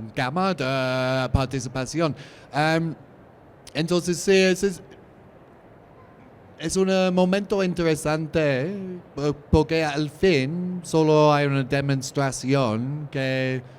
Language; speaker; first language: Spanish; non-native, learner; English